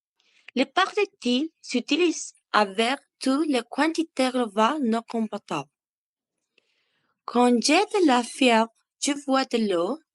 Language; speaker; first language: French; non-native, learner; Spanish